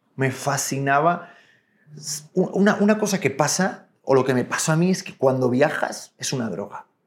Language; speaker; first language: Spanish; native; Spanish